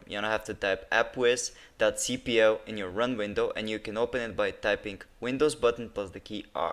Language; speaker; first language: English; non-native, fluent; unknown